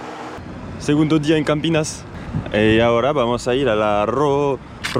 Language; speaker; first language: Spanish; non-native, fluent; French